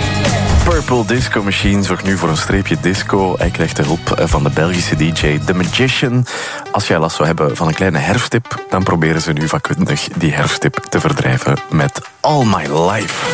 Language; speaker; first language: Dutch; native; Dutch